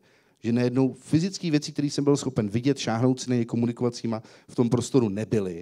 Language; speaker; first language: Czech; native; Czech